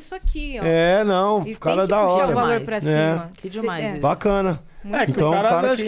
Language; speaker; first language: Portuguese; native; Portuguese